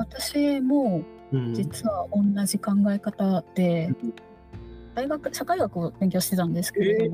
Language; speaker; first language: Japanese; native; Japanese